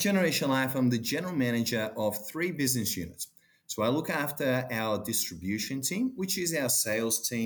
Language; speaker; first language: English; non-native, fluent; Portuguese